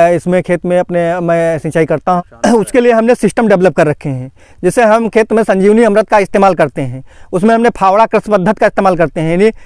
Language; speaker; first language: Hindi; native; Hindi